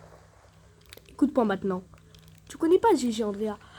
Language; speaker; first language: French; native; French